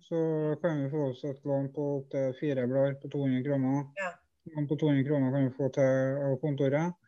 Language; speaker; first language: Norwegian; native; Norwegian